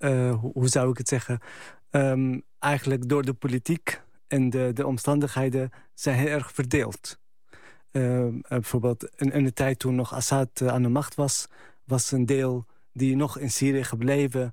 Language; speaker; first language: Dutch; non-native, fluent; Arabic